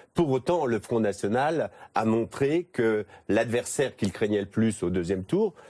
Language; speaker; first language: French; native; French